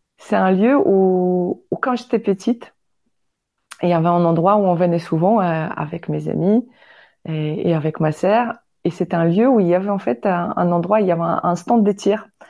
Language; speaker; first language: French; non-native, fluent; Polish